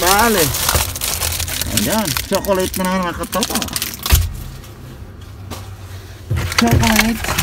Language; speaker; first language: Spanish; non-native, learner; Filipino